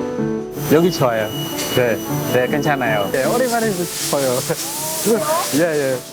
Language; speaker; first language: Korean; non-native, learner; Khmer